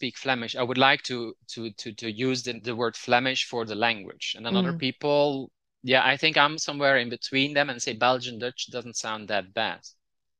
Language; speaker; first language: English; non-native, fluent; Dutch